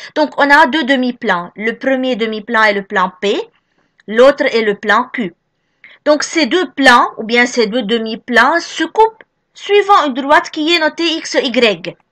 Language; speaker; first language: French; non-native, local second language; Arabic